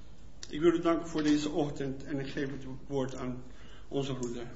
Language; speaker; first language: Dutch; non-native, fluent; Portuguese